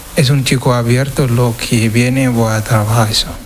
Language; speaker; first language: Spanish; non-native, learner; Wolof